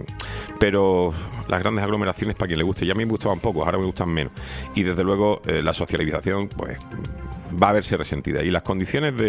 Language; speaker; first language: Spanish; native; Spanish